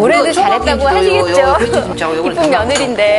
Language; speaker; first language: Korean; native; Korean